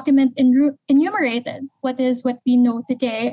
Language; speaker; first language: English; non-native, local second language; Hiligaynon